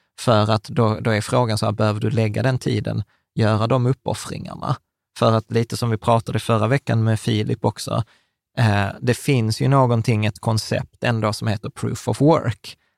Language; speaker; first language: Swedish; early bilingual, other home language; Czech